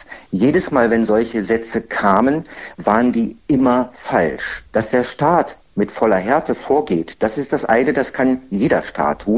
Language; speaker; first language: German; native; German